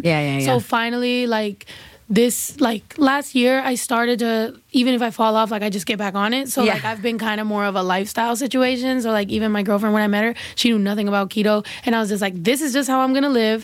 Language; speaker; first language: English; early bilingual, other home language; Spanish